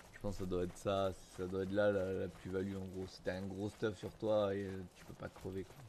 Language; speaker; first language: French; native; French